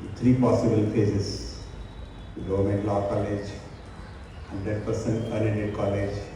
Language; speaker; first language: English; non-native, local second language; Marathi